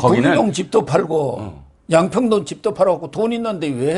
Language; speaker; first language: Korean; native; Korean